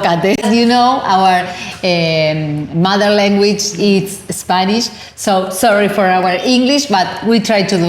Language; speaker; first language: English; non-native, learner; Spanish